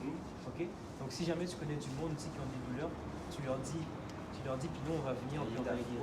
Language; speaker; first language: French; native; French